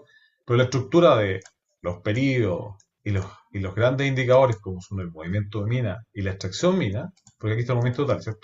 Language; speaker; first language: Spanish; native; Spanish